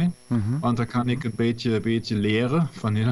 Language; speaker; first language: Dutch; non-native, learner; German